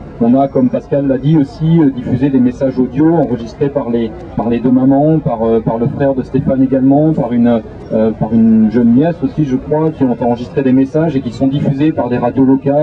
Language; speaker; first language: French; native; French